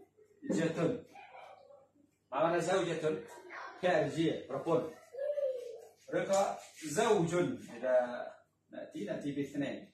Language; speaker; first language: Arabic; non-native, fluent; Khmer